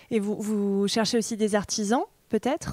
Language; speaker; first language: French; native; French